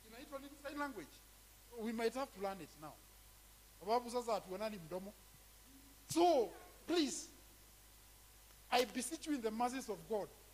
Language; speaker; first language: English; non-native, local second language; Kikuyu